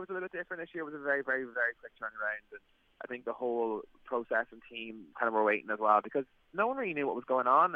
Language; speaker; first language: English; native; English